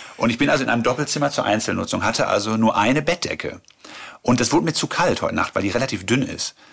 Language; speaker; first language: German; native; German